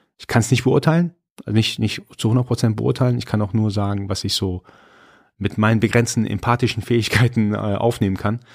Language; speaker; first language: German; early bilingual, other home language; Persian